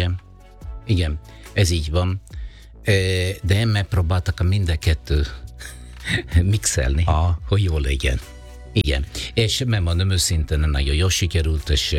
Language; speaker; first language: Hungarian; non-native, fluent; Italian